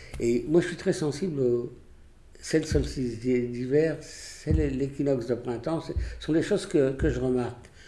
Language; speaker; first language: French; early bilingual, other home language; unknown